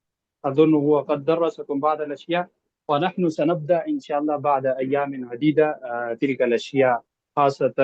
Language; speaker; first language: Arabic; non-native, fluent; Urdu